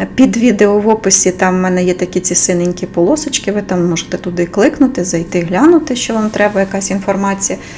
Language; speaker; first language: Ukrainian; non-native, local second language; Russian